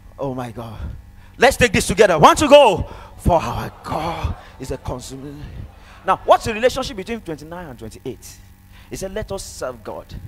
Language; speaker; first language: English; non-native, local second language; Yoruba